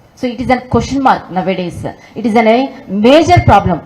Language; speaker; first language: English; non-native, local second language; Telugu